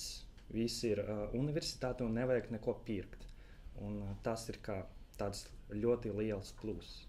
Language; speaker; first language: Latvian; non-native, local second language; Russian